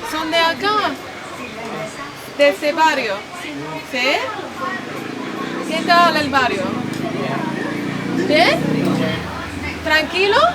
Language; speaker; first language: Spanish; non-native, fluent; English